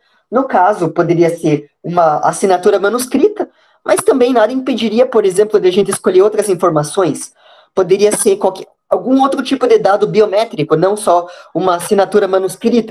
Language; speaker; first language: Portuguese; native; Portuguese